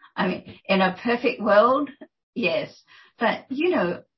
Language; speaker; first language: English; native; English